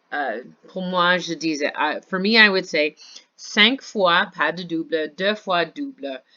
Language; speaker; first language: French; non-native, fluent; English